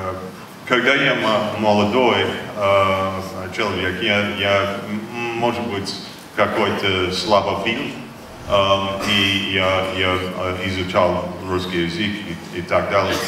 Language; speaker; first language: Russian; non-native, learner; English